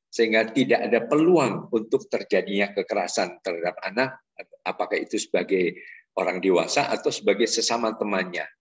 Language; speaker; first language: Indonesian; native; Indonesian